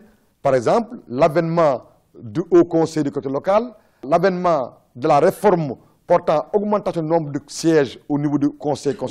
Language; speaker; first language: French; non-native, local second language; Wolof